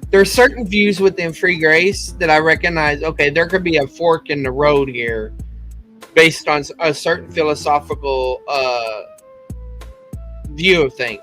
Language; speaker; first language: English; native; English